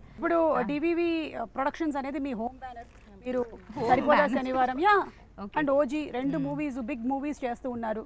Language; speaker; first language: Telugu; native; Telugu